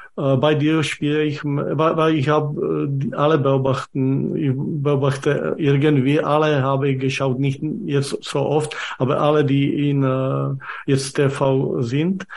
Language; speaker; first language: German; non-native, fluent; Czech